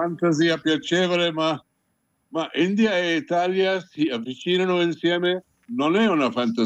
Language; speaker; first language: Italian; non-native, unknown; Hindi